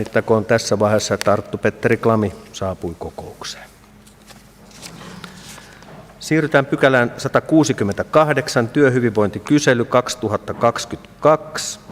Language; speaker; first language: Finnish; native; Finnish